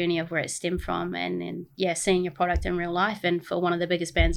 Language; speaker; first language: English; native; English